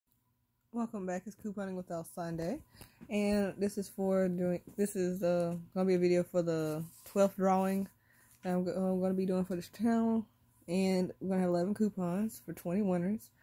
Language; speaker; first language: English; native; English